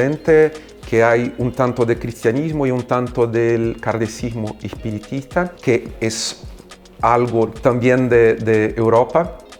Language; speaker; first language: Spanish; non-native, fluent; Portuguese